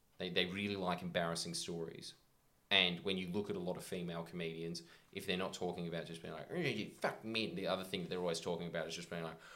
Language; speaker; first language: English; native; English